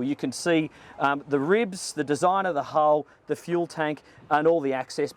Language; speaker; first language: English; native; English